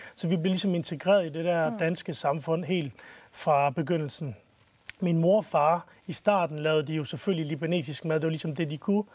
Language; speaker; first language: Danish; early bilingual, other home language; Arabic